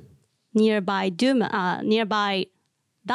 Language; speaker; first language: English; non-native, learner; Japanese